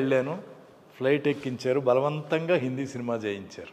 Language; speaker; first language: Telugu; native; Telugu